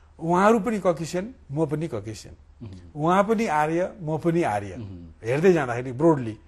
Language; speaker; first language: Nepali; native; Nepali